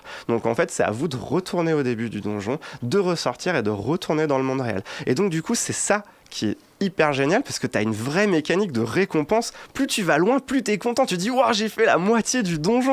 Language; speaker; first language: French; native; French